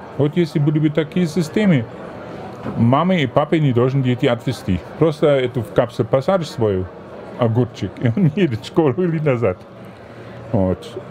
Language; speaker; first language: Russian; non-native, fluent; German